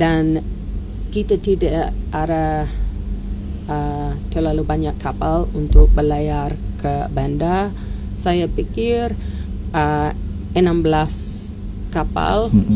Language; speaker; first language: Indonesian; non-native, learner; English